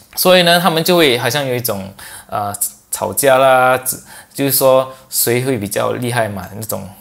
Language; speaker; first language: Chinese; non-native, local second language; English